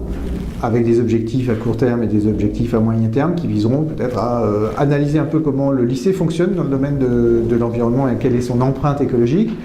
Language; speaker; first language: French; native; French